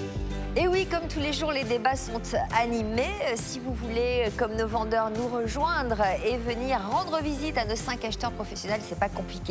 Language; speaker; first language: French; native; French